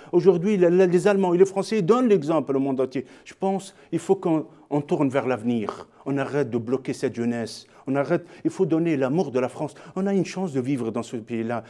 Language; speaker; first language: French; non-native, local second language; Arabic